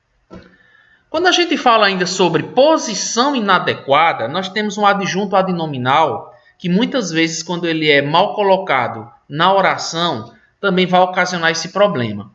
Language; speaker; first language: Portuguese; native; Portuguese